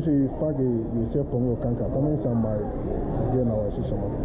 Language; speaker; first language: Chinese; non-native, learner; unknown